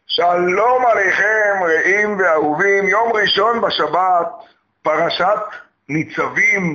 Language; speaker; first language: Hebrew; native; Hebrew